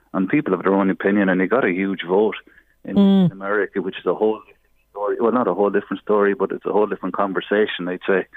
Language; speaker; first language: English; native; English